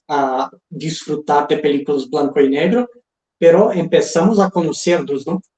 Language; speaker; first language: Spanish; non-native, fluent; Portuguese